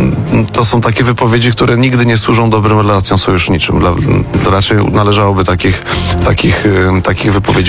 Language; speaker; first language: Polish; native; Polish